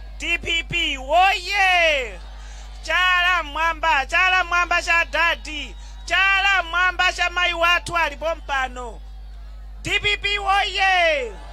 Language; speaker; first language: Nyanja; non-native, local second language; Yao